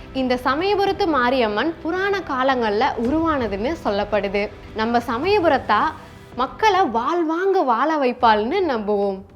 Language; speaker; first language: Tamil; native; Tamil